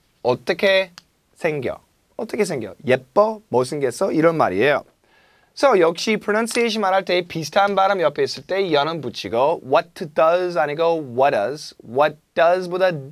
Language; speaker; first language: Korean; non-native, fluent; English